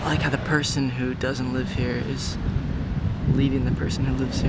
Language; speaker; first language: English; native; English